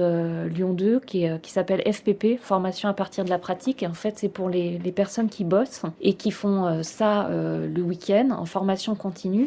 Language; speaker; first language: French; native; French